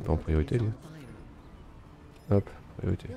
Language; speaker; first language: French; native; French